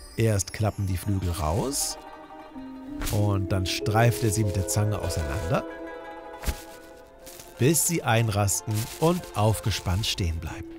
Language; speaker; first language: German; native; German